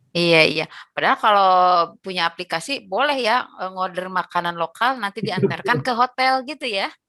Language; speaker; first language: Indonesian; native; Indonesian